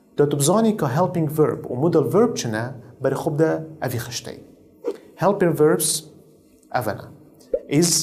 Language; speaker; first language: English; non-native, fluent; Central Kurdish